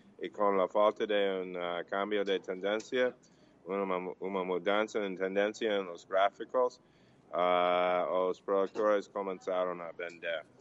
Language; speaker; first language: Portuguese; non-native, learner; English